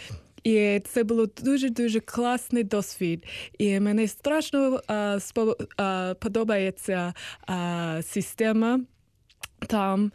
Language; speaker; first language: Ukrainian; non-native, learner; English